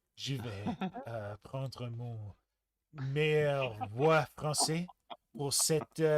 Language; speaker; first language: French; non-native, learner; English